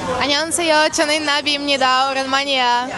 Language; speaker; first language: Korean; non-native, learner; Russian